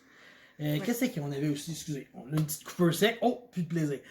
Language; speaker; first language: French; native; French